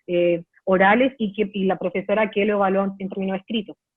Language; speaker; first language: Spanish; native; Spanish